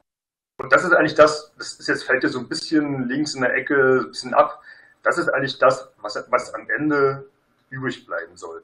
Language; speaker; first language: German; native; German